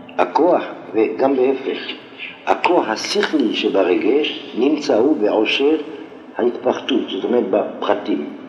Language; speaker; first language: Hebrew; non-native, fluent; French